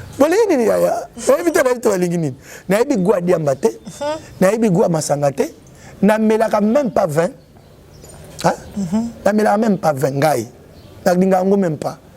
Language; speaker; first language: Lingala; native; Lingala